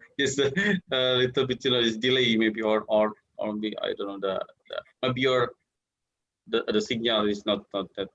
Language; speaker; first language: English; non-native, learner; Indonesian